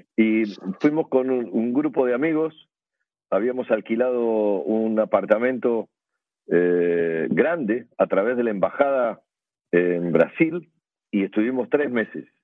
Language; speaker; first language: Spanish; native; Spanish